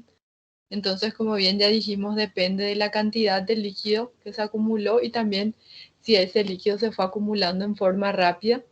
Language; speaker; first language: Spanish; native; Spanish